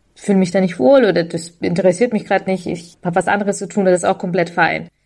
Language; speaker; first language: German; early bilingual, other home language; Ukrainian